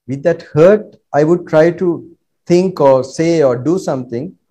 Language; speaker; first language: English; non-native, local second language; Sinhala